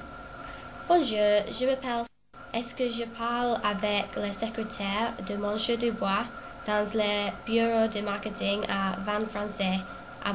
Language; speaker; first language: French; non-native, learner; English